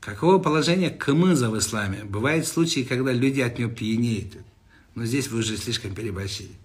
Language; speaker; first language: Russian; non-native, local second language; Kazakh